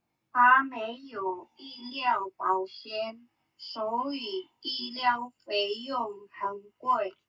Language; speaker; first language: Chinese; non-native, learner; Indonesian